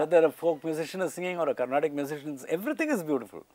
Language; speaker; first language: English; non-native, local second language; Tamil